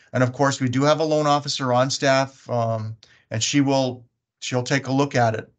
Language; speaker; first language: English; native; English